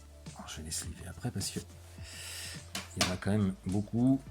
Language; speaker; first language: French; native; French